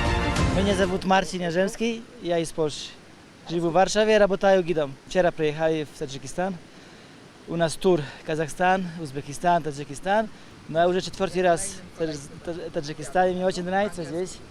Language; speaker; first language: Russian; non-native, fluent; Polish